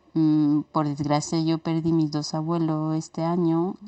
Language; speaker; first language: Spanish; non-native, fluent; Romanian